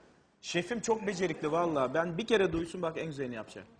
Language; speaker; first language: Turkish; native; Turkish